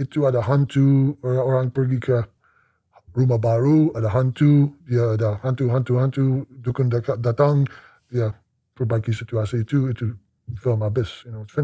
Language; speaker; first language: Indonesian; non-native, learner; English